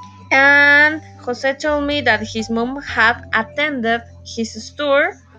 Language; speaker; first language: English; non-native, learner; Spanish